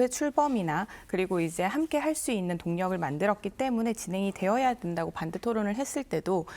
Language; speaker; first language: Korean; native; Korean